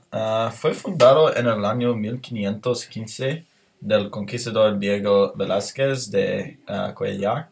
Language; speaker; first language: Spanish; non-native, learner; English